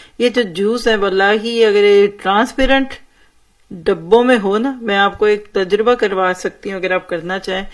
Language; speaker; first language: Urdu; native; Urdu